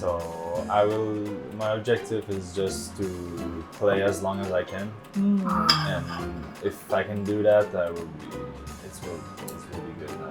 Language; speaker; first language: English; non-native, local second language; French